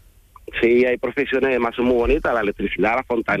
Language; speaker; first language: Spanish; native; Spanish